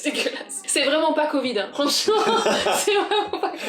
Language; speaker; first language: French; native; French